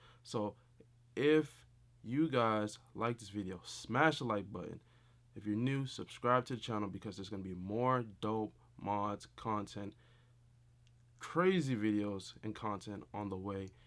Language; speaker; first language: English; native; English